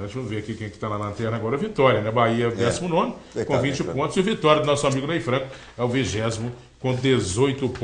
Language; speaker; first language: Portuguese; native; Portuguese